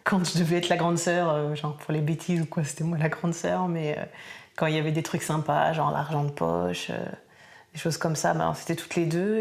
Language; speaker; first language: French; native; French